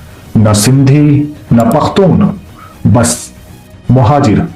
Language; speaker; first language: Urdu; native; Urdu